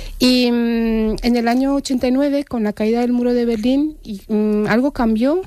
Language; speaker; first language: Spanish; non-native, fluent; Romanian